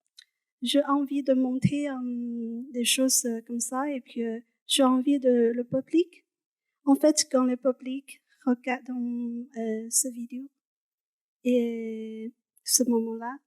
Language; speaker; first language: French; non-native, learner; Chinese